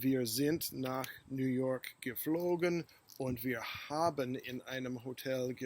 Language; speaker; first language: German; non-native, fluent; English